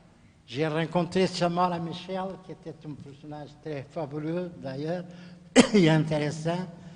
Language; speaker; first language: French; non-native, fluent; Portuguese